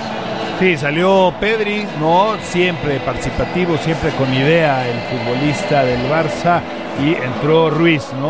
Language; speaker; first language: Spanish; native; Spanish